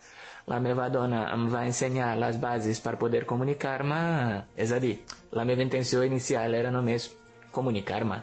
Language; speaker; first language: Catalan; non-native, fluent; Portuguese